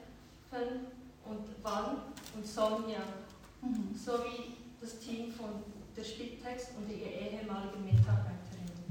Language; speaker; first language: German; early bilingual, other home language; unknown